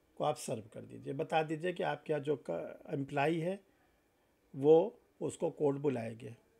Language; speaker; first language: Hindi; native; Hindi